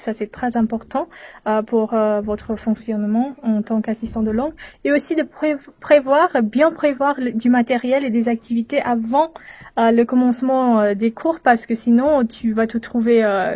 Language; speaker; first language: French; non-native, fluent; English